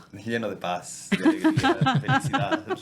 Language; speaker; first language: Spanish; native; Spanish